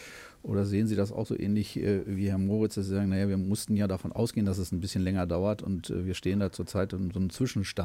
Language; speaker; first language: German; native; German